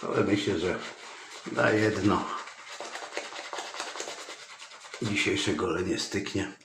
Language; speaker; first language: Polish; native; Polish